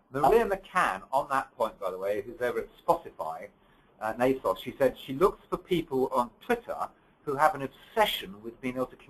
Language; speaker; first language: English; native; English